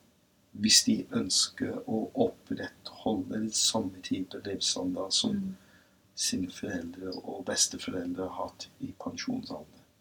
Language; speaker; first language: Norwegian; non-native, fluent; English